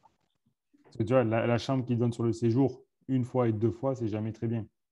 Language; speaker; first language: French; native; French